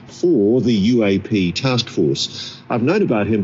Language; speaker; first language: English; native; English